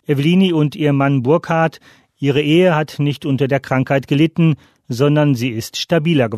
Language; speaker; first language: German; native; German